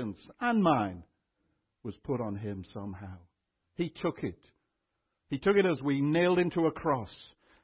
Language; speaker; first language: English; native; English